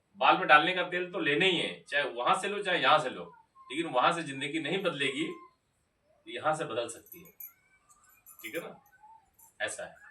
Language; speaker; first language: Hindi; native; Hindi